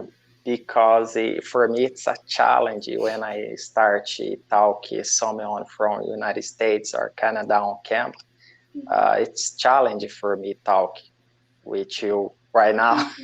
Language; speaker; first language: English; non-native, learner; Portuguese